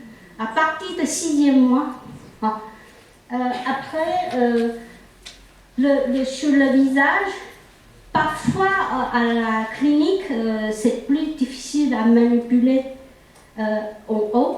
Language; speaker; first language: French; non-native, local second language; Chinese